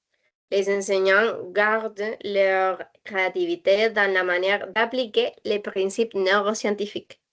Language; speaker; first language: French; non-native, learner; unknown